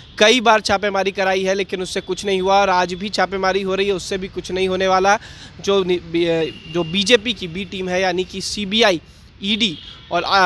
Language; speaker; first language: Hindi; native; Hindi